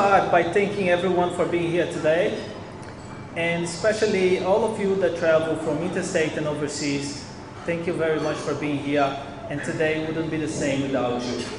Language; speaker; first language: English; non-native, fluent; Portuguese